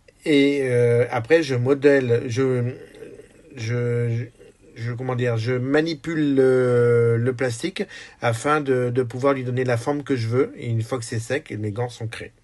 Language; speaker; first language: French; native; French